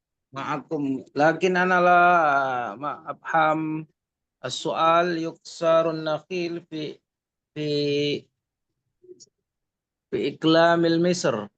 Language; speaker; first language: Arabic; non-native, learner; Indonesian